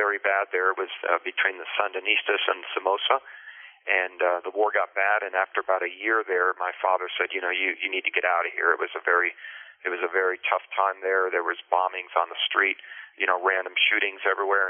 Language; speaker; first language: English; early bilingual, other home language; Spanish